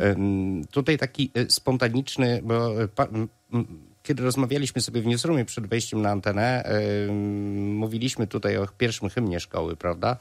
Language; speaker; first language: Polish; native; Polish